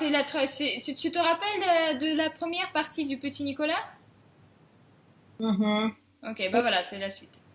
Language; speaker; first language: French; non-native, fluent; Russian